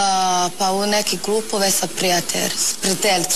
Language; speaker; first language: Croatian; non-native, learner; Chinese